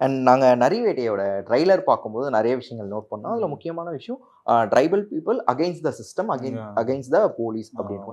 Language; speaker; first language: Tamil; native; Tamil